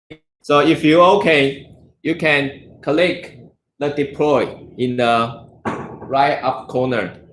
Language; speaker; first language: English; non-native, learner; Chinese